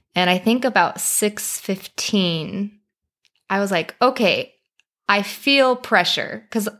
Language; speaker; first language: English; native; English